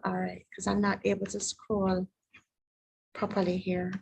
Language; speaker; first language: English; native; English